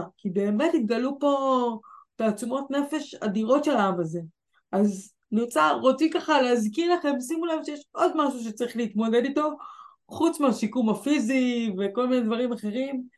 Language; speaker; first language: Hebrew; native; Hebrew